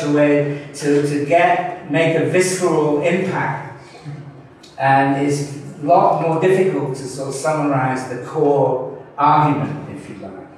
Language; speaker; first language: English; native; English